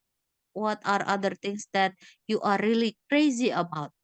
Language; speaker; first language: English; non-native, fluent; Indonesian